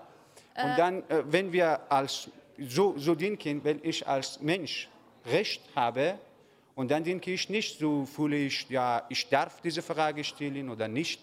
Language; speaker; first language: German; non-native, learner; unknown